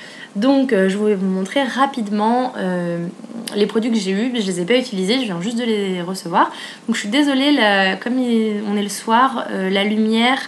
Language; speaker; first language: French; native; French